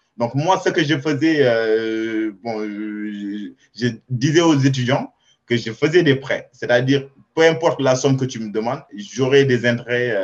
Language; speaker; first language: French; non-native, local second language; Wolof